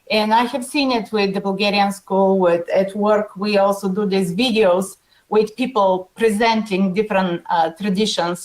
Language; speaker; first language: English; non-native, fluent; Bulgarian